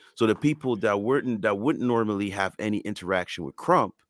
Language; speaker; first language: English; non-native, fluent; French